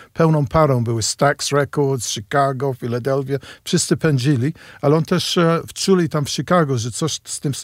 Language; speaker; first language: Polish; non-native, fluent; English